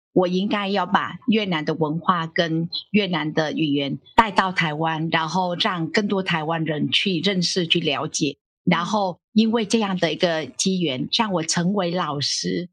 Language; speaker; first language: Chinese; non-native, fluent; Vietnamese